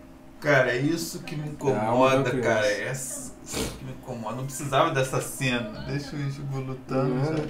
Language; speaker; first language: Portuguese; native; Portuguese